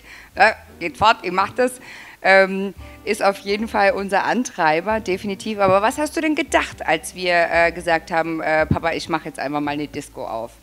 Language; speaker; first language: German; native; German